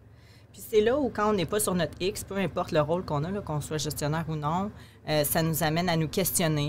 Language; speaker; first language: French; native; French